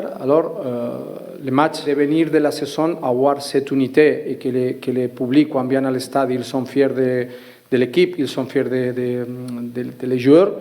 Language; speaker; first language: French; non-native, learner; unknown